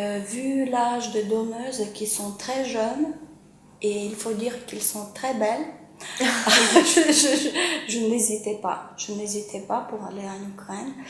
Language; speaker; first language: French; non-native, fluent; Ukrainian